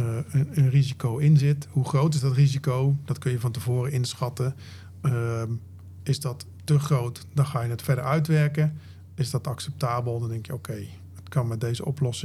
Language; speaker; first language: Dutch; native; Dutch